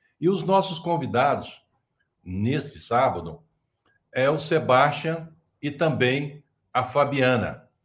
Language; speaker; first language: Portuguese; native; Portuguese